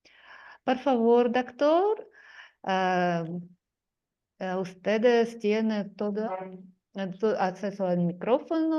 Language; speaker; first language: Spanish; non-native, fluent; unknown